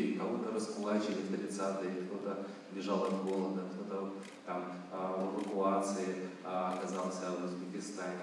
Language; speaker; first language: Russian; native; Russian